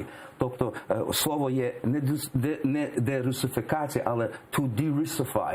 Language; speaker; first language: Ukrainian; early bilingual, heritage; English